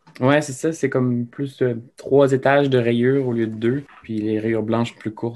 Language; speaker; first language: French; native; French